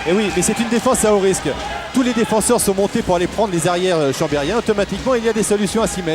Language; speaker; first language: French; native; French